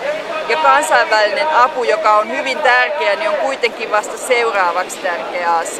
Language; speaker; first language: Finnish; native; Finnish